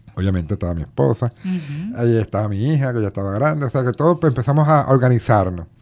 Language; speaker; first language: Spanish; native; Spanish